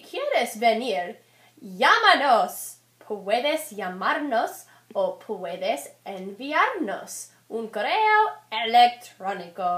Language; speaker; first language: Spanish; non-native, learner; English